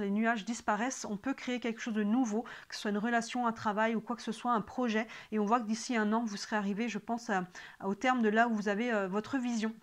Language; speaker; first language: French; native; French